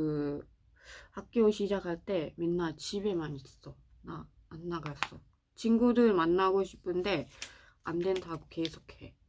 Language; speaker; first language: Korean; non-native, learner; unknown